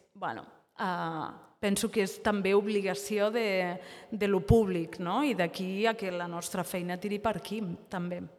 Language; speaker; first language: Catalan; native; Catalan